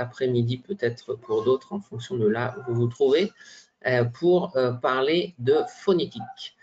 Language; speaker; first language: French; native; French